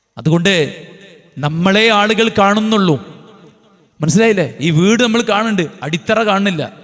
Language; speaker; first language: Malayalam; native; Malayalam